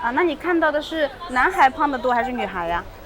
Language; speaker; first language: Chinese; native; Chinese